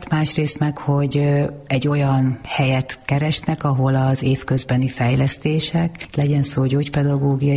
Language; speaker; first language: Hungarian; native; Hungarian